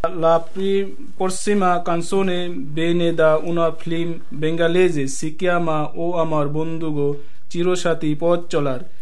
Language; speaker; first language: Italian; non-native, learner; Bangla